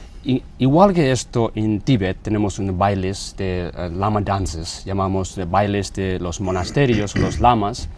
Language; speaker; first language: Spanish; non-native, learner; Tibetan